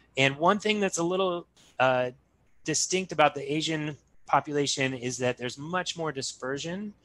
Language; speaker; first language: English; native; English